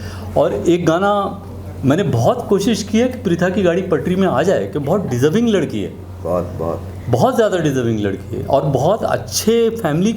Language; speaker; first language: Hindi; native; Hindi